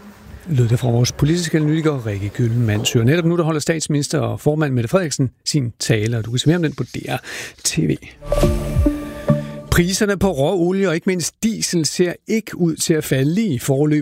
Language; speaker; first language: Danish; native; Danish